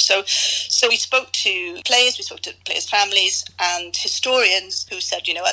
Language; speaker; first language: English; native; English